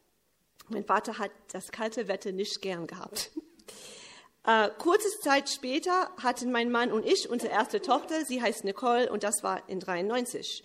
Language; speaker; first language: German; early bilingual, heritage; English